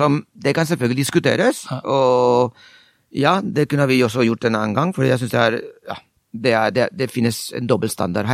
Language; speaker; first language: Norwegian; non-native, fluent; Spanish